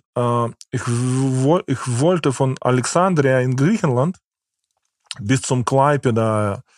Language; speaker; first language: German; non-native, fluent; Ukrainian